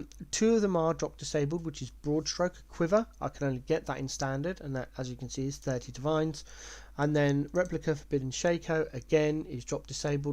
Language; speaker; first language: English; native; English